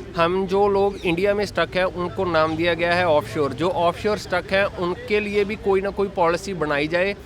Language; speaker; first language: Hindi; non-native, local second language; Punjabi